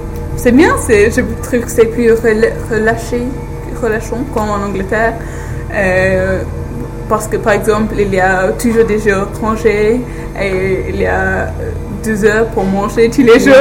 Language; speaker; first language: French; non-native, learner; English